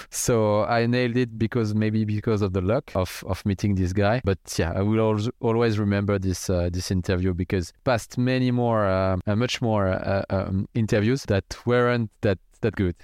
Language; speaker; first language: English; non-native, fluent; French